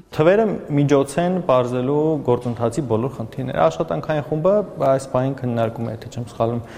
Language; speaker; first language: Armenian; native; Armenian